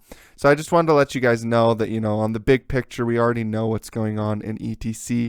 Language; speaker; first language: English; native; English